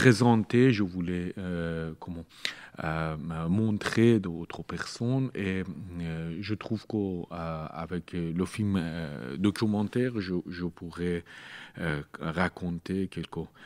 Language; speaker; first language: French; non-native, learner; Persian